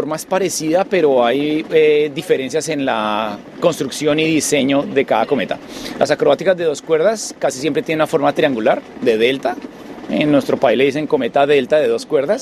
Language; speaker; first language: Spanish; native; Spanish